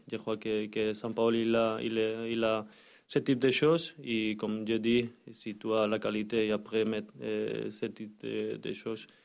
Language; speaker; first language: French; non-native, learner; Spanish